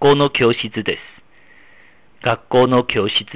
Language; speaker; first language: Japanese; non-native, fluent; Chinese